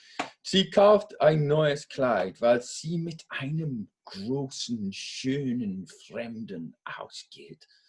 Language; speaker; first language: German; non-native, fluent; English